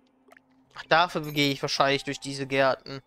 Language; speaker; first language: German; native; German